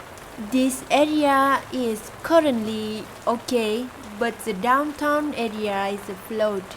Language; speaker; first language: English; non-native, learner; Vietnamese